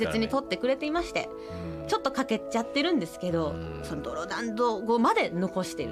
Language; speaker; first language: Japanese; native; Japanese